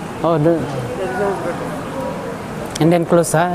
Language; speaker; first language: English; non-native, learner; Filipino